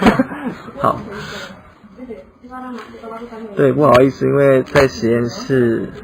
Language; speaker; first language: Chinese; non-native, fluent; Indonesian